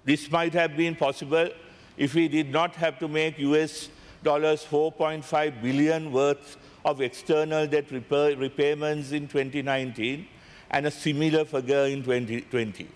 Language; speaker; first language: English; non-native, local second language; Sinhala